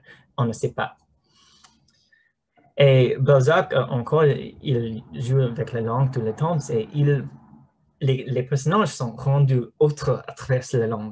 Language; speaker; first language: French; non-native, learner; English